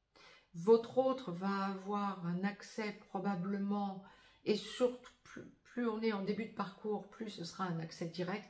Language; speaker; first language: French; native; French